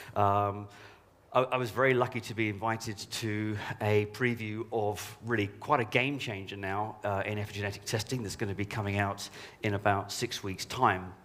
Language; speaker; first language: English; native; English